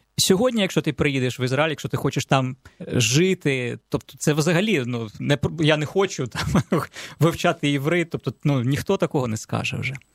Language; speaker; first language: Ukrainian; native; Ukrainian